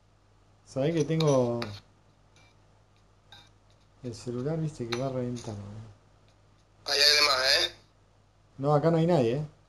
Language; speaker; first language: Spanish; native; Spanish